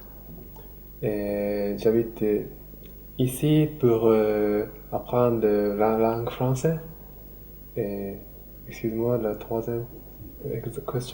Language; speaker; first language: French; non-native, learner; Japanese